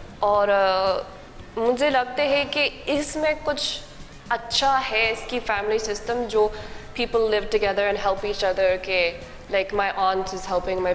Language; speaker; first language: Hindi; non-native, learner; English